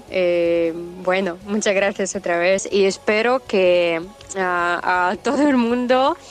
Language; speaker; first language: Spanish; non-native, fluent; Russian